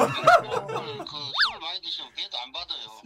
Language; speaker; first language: Korean; non-native, learner; Japanese